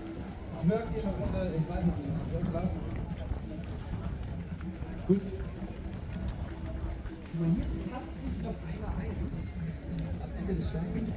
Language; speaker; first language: German; native; German